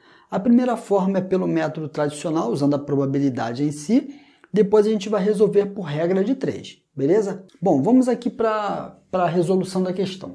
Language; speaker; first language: Portuguese; native; Portuguese